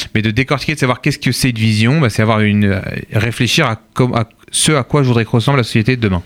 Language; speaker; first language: French; native; French